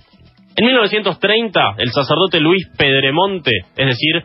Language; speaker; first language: Spanish; native; Spanish